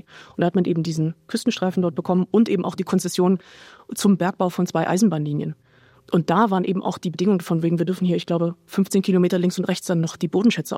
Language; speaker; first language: German; native; German